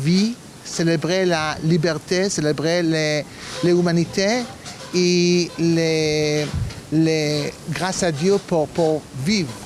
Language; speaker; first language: French; non-native, learner; Hebrew